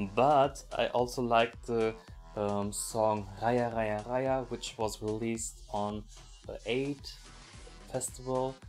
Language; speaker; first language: English; non-native, fluent; German